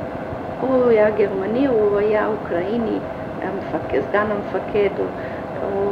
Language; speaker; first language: Hebrew; early bilingual, other home language; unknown